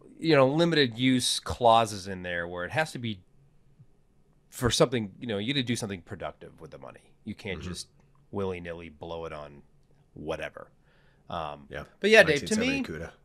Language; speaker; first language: English; native; English